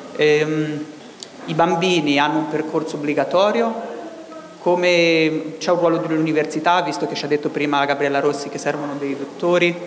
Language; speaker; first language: Italian; non-native, fluent; Malagasy